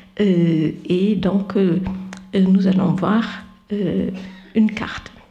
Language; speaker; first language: French; non-native, fluent; German